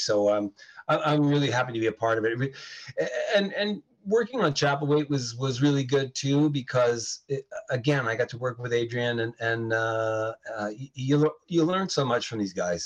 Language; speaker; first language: English; native; English